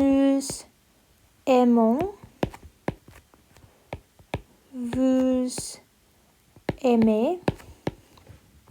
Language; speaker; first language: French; non-native, learner; English